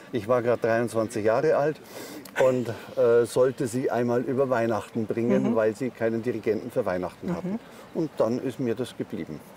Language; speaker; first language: German; native; German